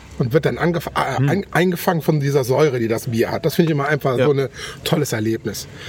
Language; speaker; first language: German; native; German